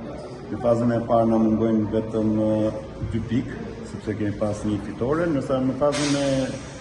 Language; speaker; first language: Albanian; native; Albanian